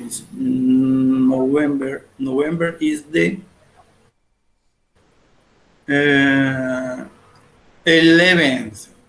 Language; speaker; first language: English; non-native, learner; Spanish